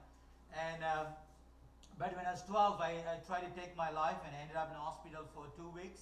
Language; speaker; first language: English; non-native, local second language; Tamil